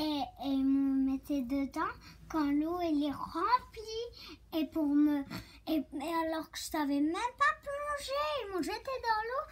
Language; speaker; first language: French; early bilingual, other home language; Turkish